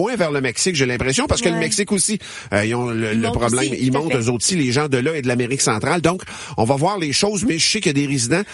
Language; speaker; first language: French; native; French